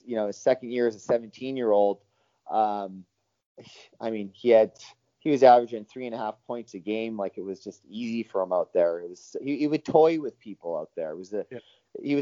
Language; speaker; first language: English; native; English